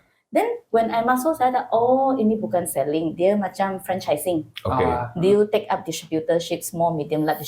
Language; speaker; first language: Indonesian; non-native, learner; Malay